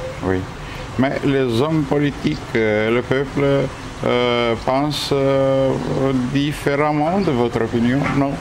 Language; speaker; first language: French; non-native, fluent; Romanian